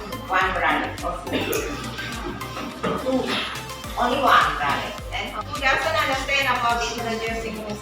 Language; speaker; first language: English; non-native, learner; Indonesian